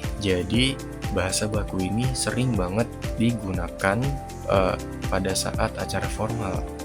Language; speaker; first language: Indonesian; native; Indonesian